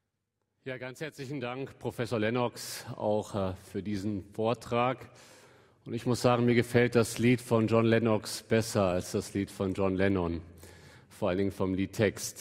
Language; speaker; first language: German; native; German